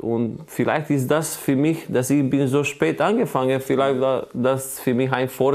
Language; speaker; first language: German; non-native, fluent; Croatian